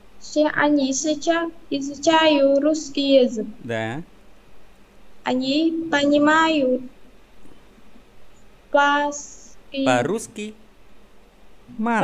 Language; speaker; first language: Russian; non-native, learner; Vietnamese